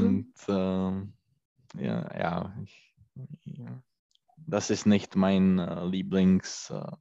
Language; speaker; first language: German; non-native, learner; Czech